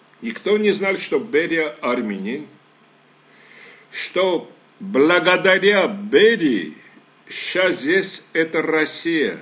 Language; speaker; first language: Russian; non-native, fluent; Armenian